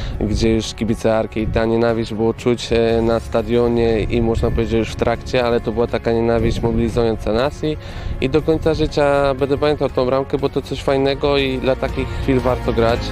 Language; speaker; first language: Polish; native; Polish